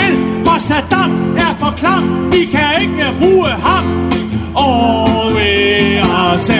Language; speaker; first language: Danish; native; Danish